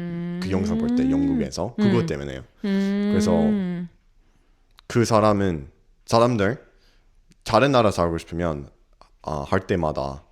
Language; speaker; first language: Korean; non-native, learner; English